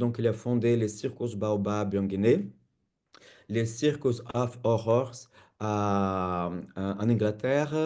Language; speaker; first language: French; non-native, fluent; Portuguese